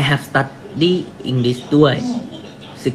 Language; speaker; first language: English; non-native, learner; Thai